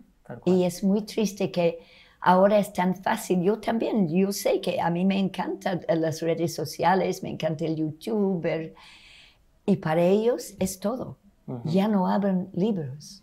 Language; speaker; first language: Spanish; non-native, fluent; English